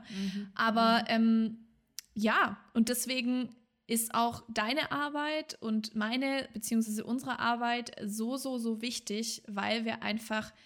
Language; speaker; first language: German; native; German